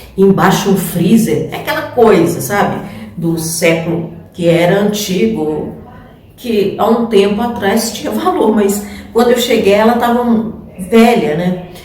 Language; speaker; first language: Portuguese; native; Portuguese